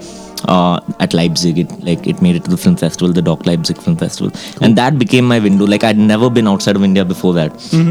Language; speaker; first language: English; non-native, local second language; Hindi